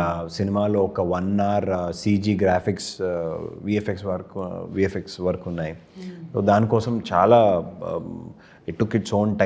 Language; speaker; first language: Telugu; non-native, learner; Kannada